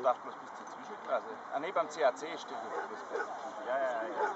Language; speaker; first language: German; native; German